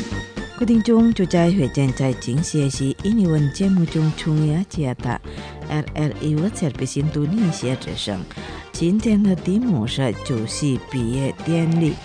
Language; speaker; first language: Chinese; non-native, local second language; Indonesian